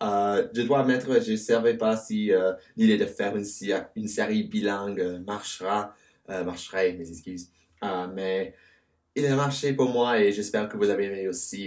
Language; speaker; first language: French; non-native, fluent; English